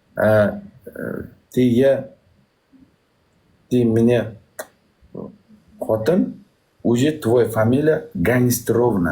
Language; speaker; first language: Russian; non-native, learner; Uzbek